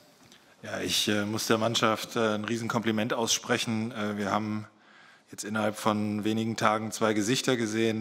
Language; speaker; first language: German; native; German